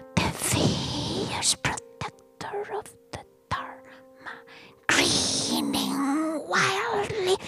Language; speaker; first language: English; non-native, fluent; Spanish